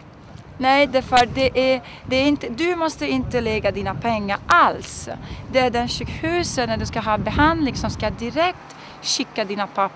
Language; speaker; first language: Swedish; non-native, fluent; Italian